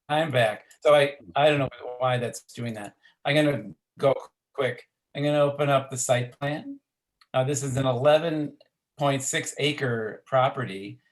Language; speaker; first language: English; native; English